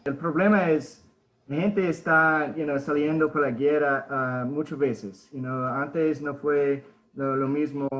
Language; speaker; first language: Spanish; early bilingual, heritage; Spanish